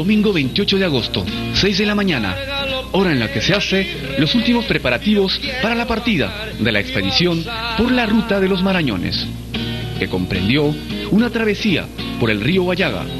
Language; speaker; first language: Spanish; native; Spanish